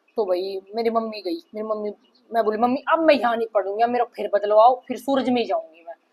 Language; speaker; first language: Hindi; native; Hindi